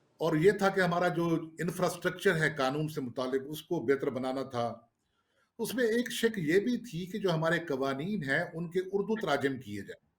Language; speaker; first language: Urdu; non-native, local second language; Saraiki